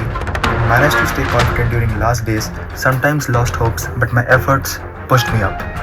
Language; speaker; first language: English; non-native, local second language; Hindi